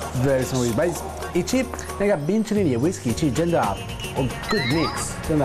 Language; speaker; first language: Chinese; non-native, fluent; Italian